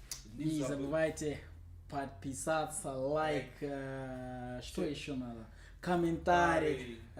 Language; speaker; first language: Russian; non-native, learner; English